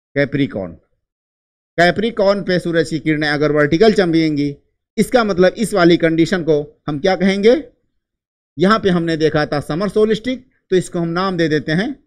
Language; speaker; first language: Hindi; native; Hindi